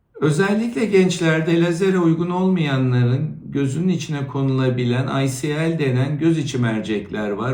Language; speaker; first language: Turkish; native; Turkish